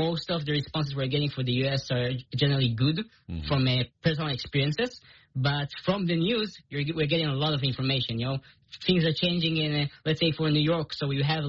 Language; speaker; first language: English; non-native, fluent; Hebrew